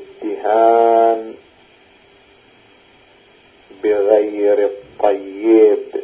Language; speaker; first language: Arabic; native; Arabic